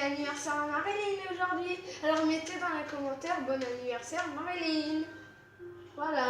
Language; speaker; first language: French; native; French